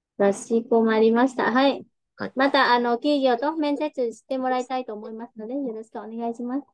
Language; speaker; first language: Japanese; non-native, fluent; Vietnamese